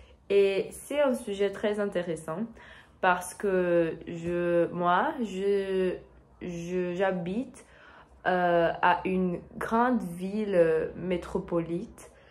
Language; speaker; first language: French; non-native, learner; Portuguese